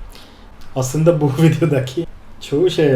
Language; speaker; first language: Turkish; non-native, fluent; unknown